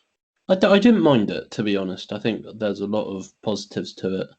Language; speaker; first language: English; native; English